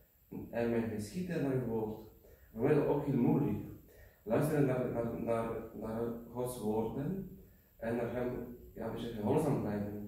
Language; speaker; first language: Dutch; non-native, learner; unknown